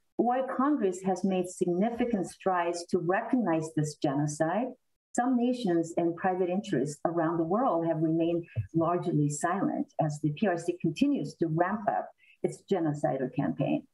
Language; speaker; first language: English; non-native, fluent; Korean